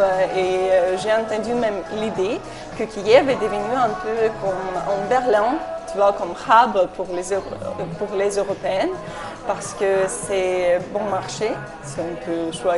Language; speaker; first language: French; non-native, fluent; Ukrainian